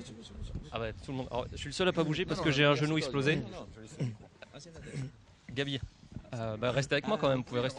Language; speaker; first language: French; native; French